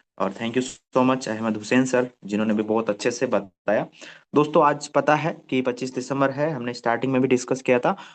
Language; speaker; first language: Hindi; native; Hindi